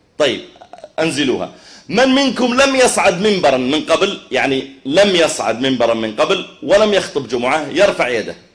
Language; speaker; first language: Arabic; native; Arabic